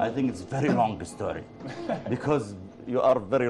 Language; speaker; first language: English; non-native, learner; Arabic